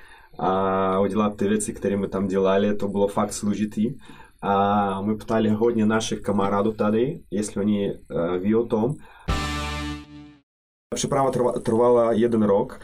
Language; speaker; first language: Czech; non-native, fluent; Russian